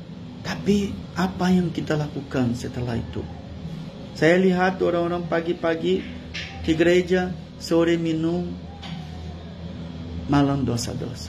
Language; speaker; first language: Indonesian; non-native, fluent; Portuguese